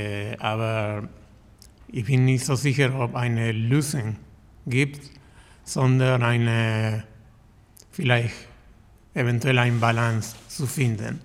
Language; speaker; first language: German; non-native, learner; Spanish